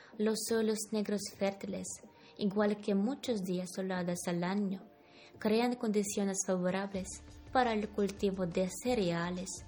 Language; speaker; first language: Spanish; non-native, learner; Ukrainian